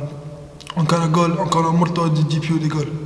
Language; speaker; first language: Italian; non-native, learner; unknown